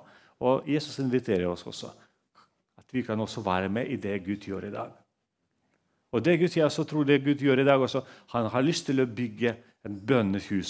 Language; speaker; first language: Norwegian; non-native, fluent; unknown